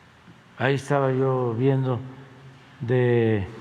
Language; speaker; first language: Spanish; native; Spanish